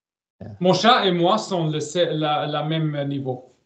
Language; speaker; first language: French; non-native, learner; German